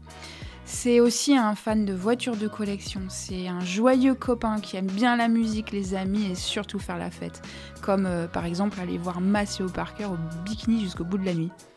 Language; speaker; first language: French; native; French